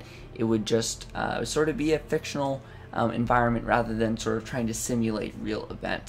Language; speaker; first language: English; native; English